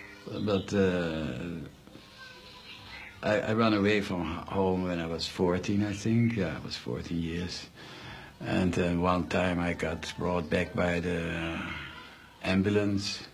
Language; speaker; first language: English; non-native, local second language; Dutch